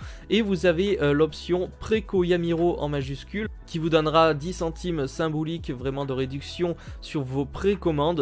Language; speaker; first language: French; native; French